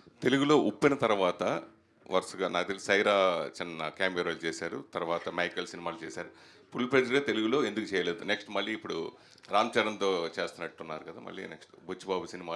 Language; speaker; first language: Telugu; native; Telugu